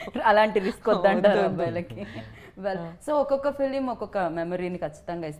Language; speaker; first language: Telugu; native; Telugu